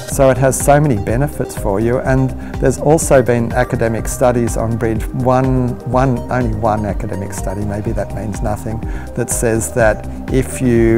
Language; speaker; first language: English; native; English